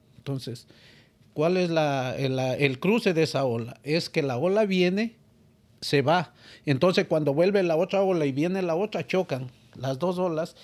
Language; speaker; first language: Spanish; native; Spanish